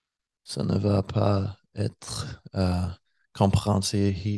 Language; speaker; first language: French; non-native, learner; English